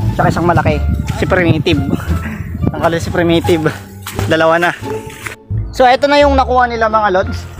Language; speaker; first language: Filipino; non-native, local second language; Iloko